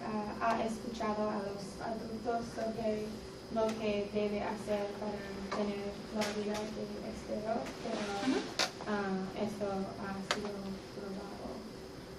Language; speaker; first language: Spanish; non-native, learner; English